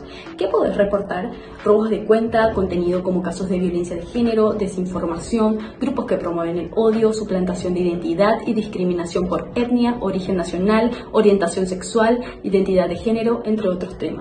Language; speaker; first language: Spanish; native; Spanish